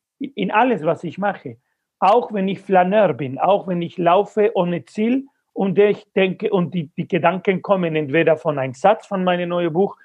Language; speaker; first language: German; non-native, fluent; Spanish